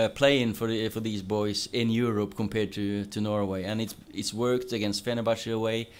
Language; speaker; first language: English; non-native, fluent; Norwegian